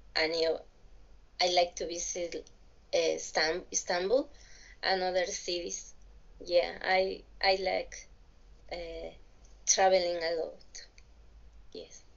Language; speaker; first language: English; non-native, learner; Spanish